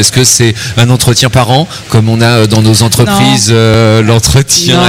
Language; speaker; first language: French; native; French